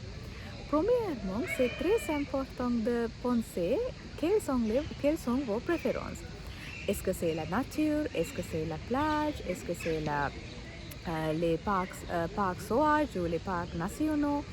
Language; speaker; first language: French; non-native, learner; Sinhala